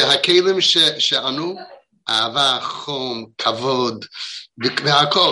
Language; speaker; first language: Hebrew; non-native, fluent; English